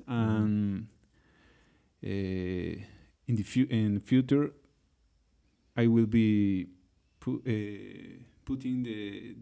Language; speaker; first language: English; non-native, learner; Spanish